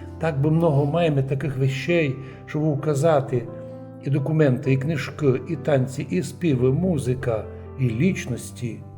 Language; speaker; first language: Ukrainian; native; Ukrainian